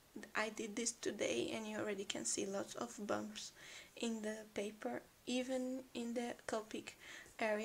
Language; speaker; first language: English; non-native, fluent; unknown